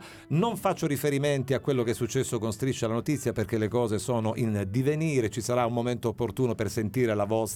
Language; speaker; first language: Italian; native; Italian